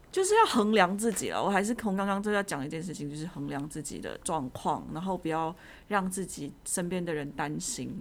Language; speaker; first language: Chinese; native; Chinese